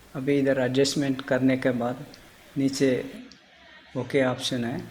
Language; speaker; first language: Hindi; non-native, local second language; Telugu